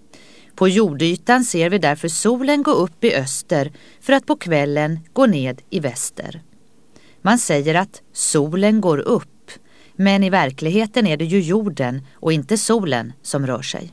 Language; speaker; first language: Swedish; native; Swedish